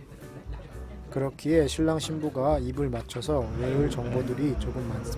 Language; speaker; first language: Korean; native; Korean